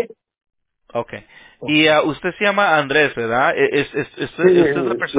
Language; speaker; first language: Spanish; early bilingual, heritage; Spanish